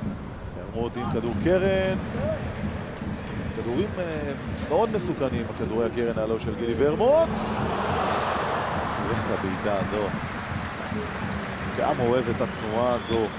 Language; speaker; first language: Hebrew; native; Hebrew